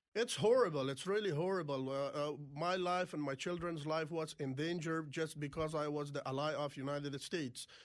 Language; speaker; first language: English; non-native, fluent; Persian